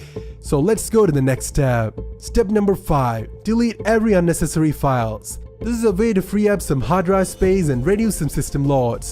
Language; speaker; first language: English; non-native, fluent; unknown